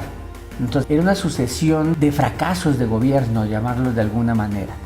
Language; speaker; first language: Spanish; native; Spanish